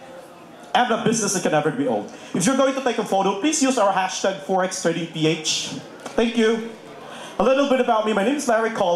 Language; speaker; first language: English; non-native, local second language; Filipino